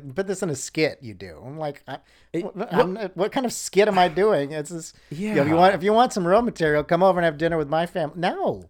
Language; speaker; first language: English; native; English